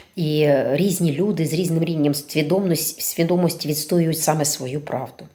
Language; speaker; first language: Ukrainian; non-native, local second language; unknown